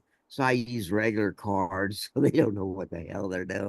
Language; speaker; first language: English; native; English